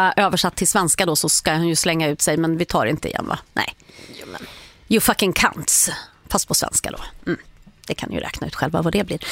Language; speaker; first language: Swedish; native; Swedish